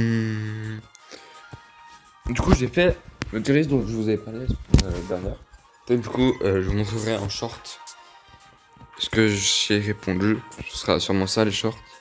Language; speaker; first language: French; native; French